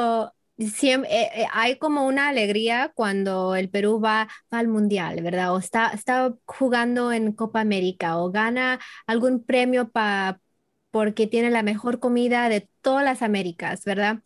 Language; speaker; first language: Spanish; early bilingual, heritage; English